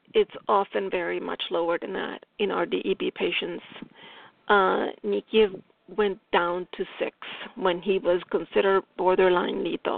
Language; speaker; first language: English; non-native, fluent; Italian